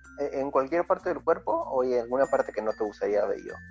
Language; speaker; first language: Spanish; native; Spanish